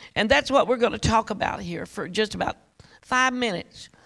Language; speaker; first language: English; native; English